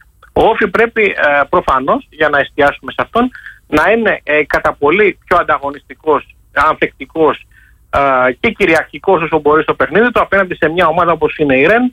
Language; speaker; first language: Greek; native; Greek